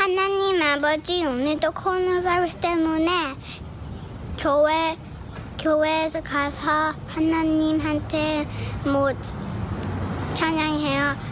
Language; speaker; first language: Korean; early bilingual, heritage; English